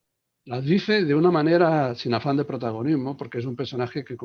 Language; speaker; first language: Spanish; native; Spanish